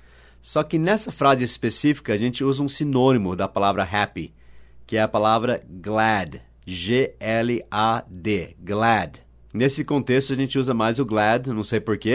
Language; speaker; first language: Portuguese; non-native, fluent; English